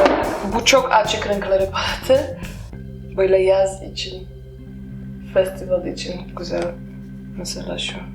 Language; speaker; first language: Turkish; non-native, learner; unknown